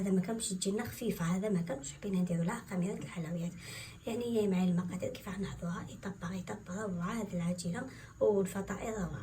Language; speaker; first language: Arabic; native; Arabic